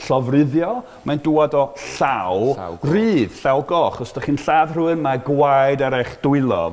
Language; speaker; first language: Welsh; non-native, fluent; English